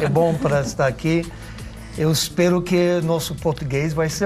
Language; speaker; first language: Portuguese; non-native, learner; English